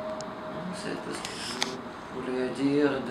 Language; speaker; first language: French; non-native, learner; Russian